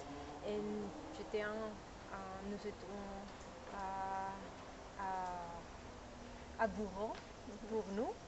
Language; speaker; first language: French; non-native, learner; Spanish